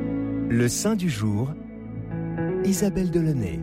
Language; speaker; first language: French; native; French